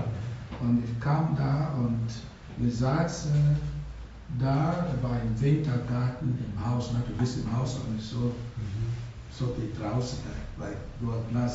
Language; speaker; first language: German; non-native, learner; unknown